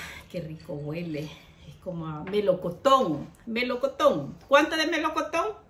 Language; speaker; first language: Spanish; native; Spanish